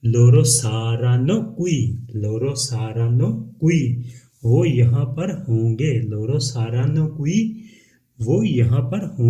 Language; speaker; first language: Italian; non-native, fluent; Urdu